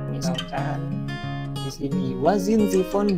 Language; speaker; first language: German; non-native, fluent; Indonesian